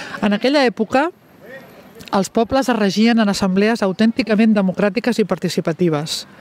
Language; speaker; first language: Catalan; native; Catalan